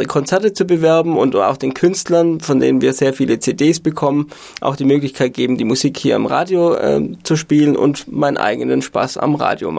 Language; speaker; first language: German; native; German